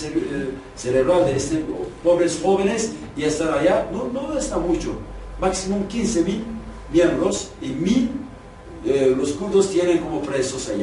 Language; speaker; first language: Spanish; non-native, fluent; Kurdish